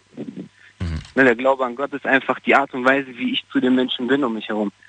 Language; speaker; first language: German; non-native, fluent; Portuguese